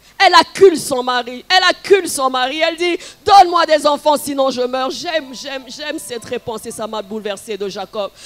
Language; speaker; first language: French; non-native, local second language; Lingala